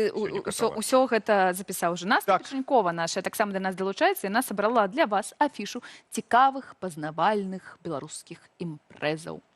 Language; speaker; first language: Belarusian; native; Belarusian